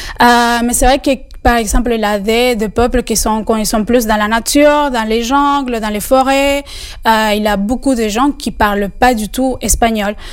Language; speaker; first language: French; non-native, fluent; Spanish